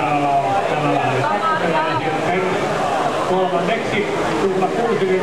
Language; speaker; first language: Finnish; native; Finnish